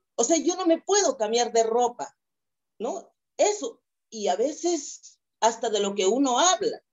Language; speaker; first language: Spanish; non-native, local second language; Quechua